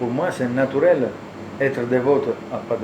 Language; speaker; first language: French; non-native, learner; Italian